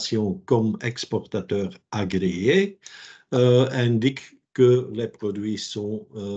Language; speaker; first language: French; non-native, local second language; Dutch